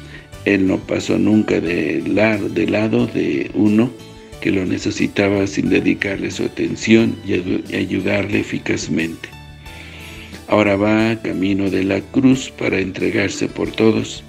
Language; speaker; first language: Spanish; native; Spanish